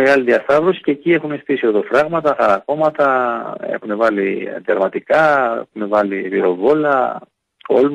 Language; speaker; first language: Greek; native; Greek